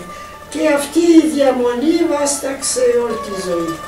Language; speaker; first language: Greek; early bilingual, heritage; Greek